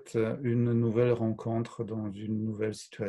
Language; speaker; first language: French; non-native, fluent; Polish